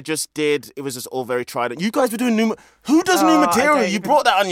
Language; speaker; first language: English; native; English